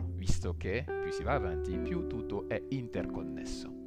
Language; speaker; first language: Italian; non-native, fluent; French